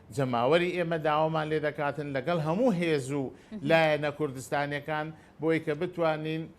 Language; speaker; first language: Central Kurdish; non-native, local second language; Azerbaijani